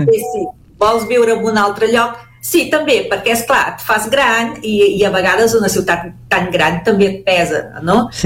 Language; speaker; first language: Catalan; early bilingual, heritage; Catalan